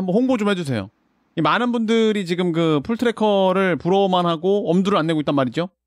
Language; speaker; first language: Korean; native; Korean